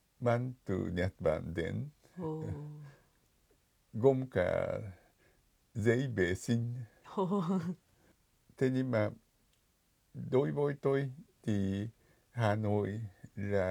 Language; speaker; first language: Vietnamese; non-native, fluent; Japanese